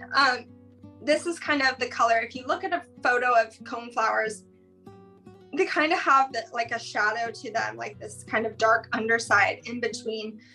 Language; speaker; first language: English; native; English